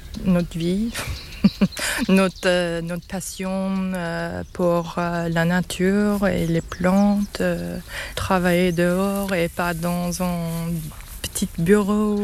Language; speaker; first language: French; non-native, learner; English